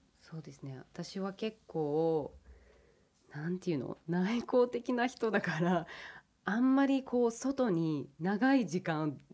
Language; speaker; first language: Japanese; early bilingual, heritage; English